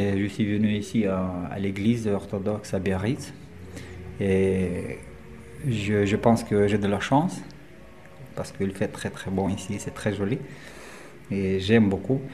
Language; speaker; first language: French; non-native, learner; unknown